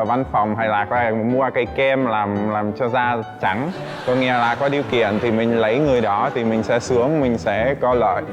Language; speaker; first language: Vietnamese; non-native, fluent; Czech